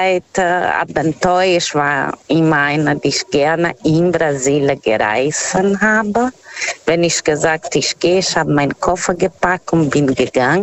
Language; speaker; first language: German; non-native, fluent; Portuguese